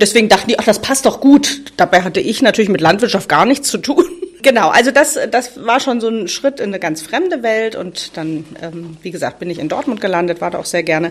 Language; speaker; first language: German; native; German